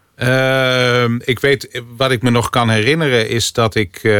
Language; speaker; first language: Dutch; native; Dutch